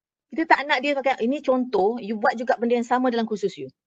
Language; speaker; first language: Malay; native; Malay